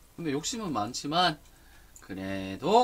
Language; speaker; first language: Korean; native; Korean